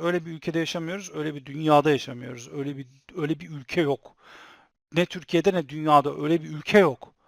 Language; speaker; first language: Turkish; native; Turkish